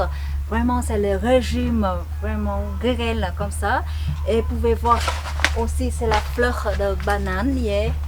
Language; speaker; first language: French; non-native, fluent; Vietnamese